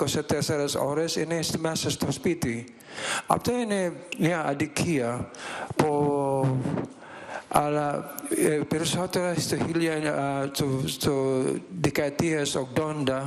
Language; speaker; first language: Greek; non-native, learner; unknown